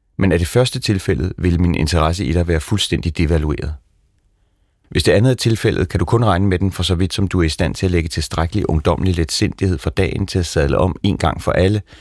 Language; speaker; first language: Danish; native; Danish